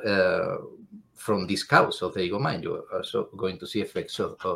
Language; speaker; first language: English; non-native, fluent; Spanish